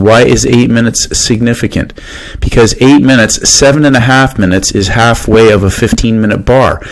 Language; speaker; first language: English; native; English